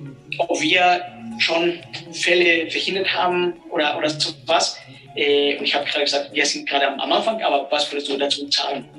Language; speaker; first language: German; non-native, fluent; Spanish